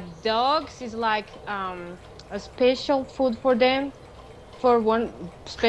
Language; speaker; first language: English; non-native, fluent; Malagasy